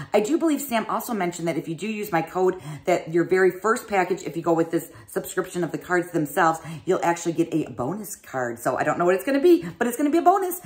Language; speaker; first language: English; native; English